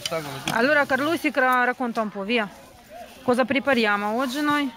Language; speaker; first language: Italian; non-native, fluent; Russian